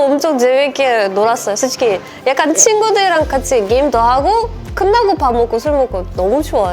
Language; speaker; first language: Korean; non-native, fluent; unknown